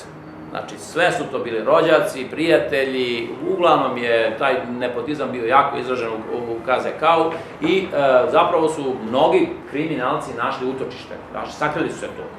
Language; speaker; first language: Serbian; native; Serbian